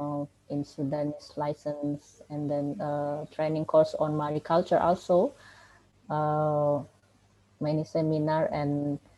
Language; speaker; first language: English; non-native, learner; Indonesian